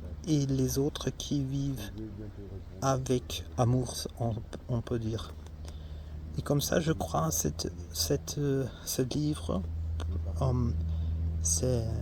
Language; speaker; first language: French; non-native, learner; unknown